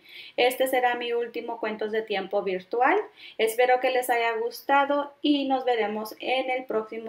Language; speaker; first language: Spanish; early bilingual, heritage; Spanish